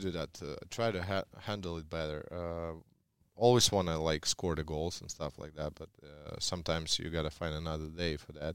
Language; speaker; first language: English; non-native, learner; Russian